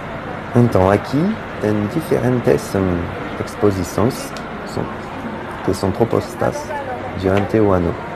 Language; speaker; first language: Portuguese; non-native, fluent; French